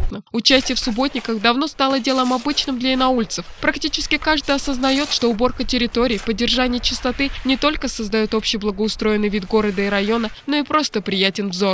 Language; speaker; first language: Russian; native; Russian